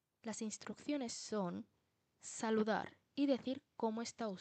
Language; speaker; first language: Spanish; non-native, fluent; Bangla